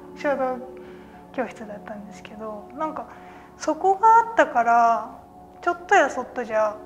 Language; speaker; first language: Japanese; native; Japanese